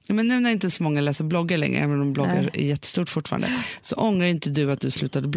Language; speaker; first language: Swedish; native; Swedish